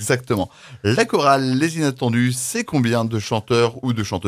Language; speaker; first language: French; native; French